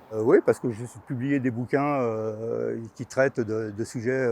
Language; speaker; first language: French; native; French